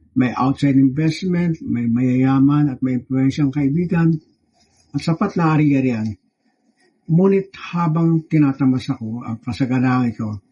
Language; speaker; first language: Filipino; native; Filipino